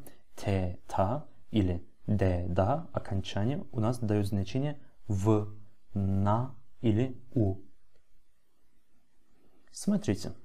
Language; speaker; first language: Russian; non-native, fluent; Turkish